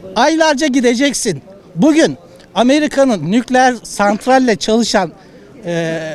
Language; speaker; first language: Turkish; native; Turkish